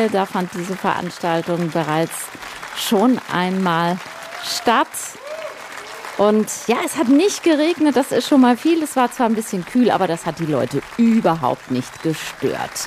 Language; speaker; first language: German; native; German